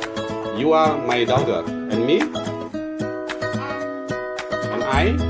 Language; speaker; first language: English; non-native, learner; Indonesian